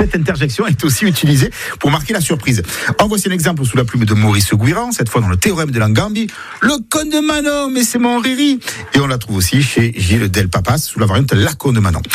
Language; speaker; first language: French; native; French